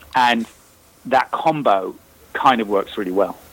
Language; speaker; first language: English; native; English